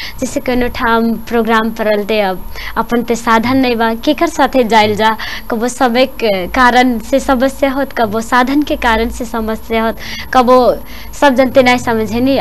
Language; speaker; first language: Bhojpuri; non-native, local second language; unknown